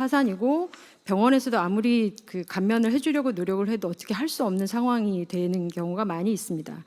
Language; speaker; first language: Korean; native; Korean